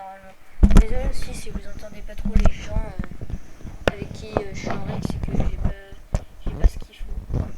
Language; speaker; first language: French; native; French